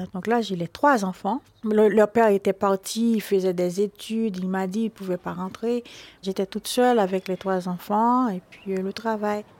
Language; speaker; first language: French; non-native, local second language; Haitian Creole